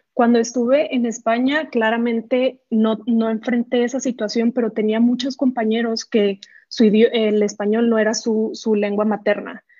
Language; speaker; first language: Spanish; native; Spanish